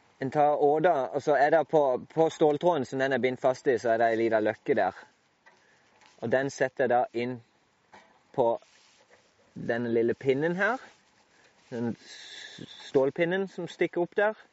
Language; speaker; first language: Norwegian; native; Norwegian